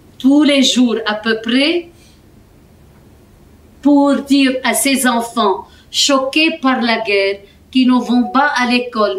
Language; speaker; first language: French; non-native, fluent; Arabic